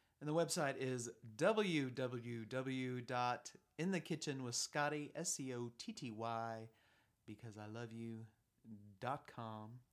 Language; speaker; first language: English; native; English